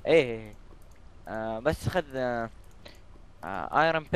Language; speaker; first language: Arabic; native; Arabic